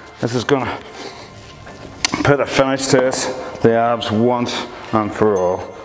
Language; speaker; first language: English; native; English